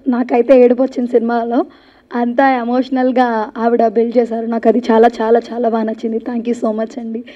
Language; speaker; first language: Telugu; native; Telugu